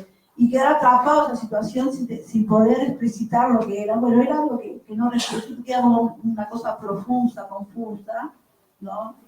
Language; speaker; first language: Spanish; native; Spanish